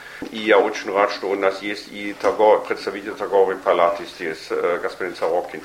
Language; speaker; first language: Russian; non-native, fluent; German